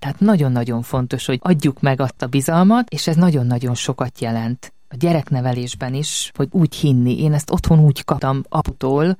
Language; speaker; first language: Hungarian; native; Hungarian